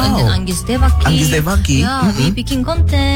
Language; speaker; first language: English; non-native, learner; Korean